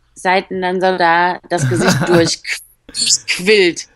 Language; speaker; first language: German; early bilingual, other home language; Polish